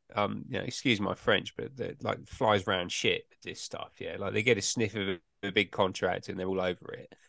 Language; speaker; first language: English; native; English